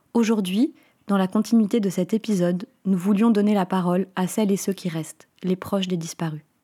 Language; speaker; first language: French; native; French